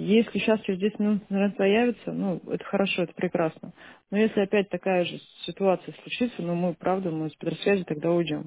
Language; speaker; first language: Russian; native; Russian